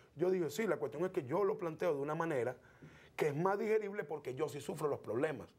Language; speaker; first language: Spanish; native; Spanish